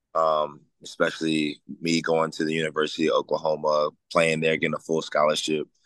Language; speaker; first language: English; native; English